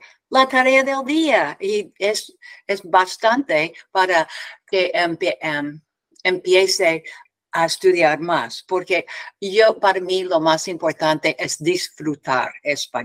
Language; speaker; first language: Spanish; non-native, learner; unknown